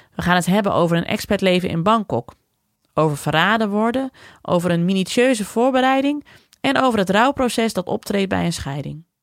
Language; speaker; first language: Dutch; native; Dutch